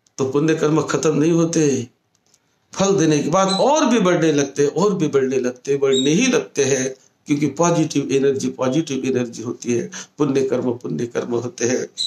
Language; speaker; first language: Hindi; non-native, local second language; Marathi